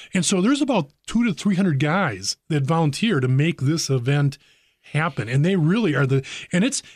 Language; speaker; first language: English; native; English